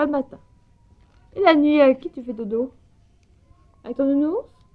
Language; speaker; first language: French; native; French